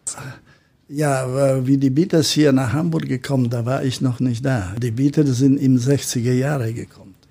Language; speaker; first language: German; non-native, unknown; Polish